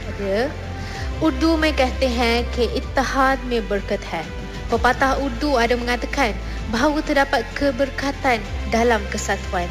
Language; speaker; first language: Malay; non-native, fluent; Urdu